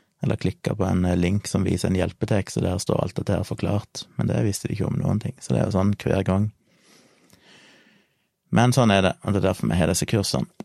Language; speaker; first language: Norwegian; native; Norwegian